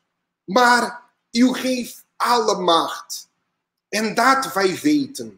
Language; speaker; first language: Dutch; non-native, learner; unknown